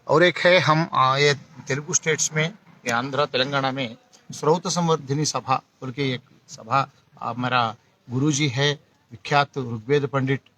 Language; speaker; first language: Hindi; non-native, local second language; Telugu